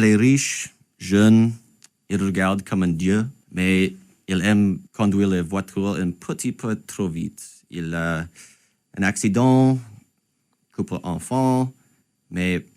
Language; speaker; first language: French; non-native, local second language; English